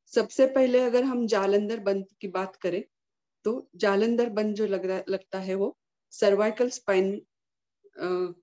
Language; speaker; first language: Hindi; non-native, local second language; Marathi